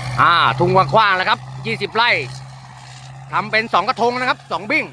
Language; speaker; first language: Thai; native; Thai